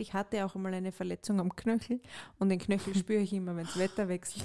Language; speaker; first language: German; native; German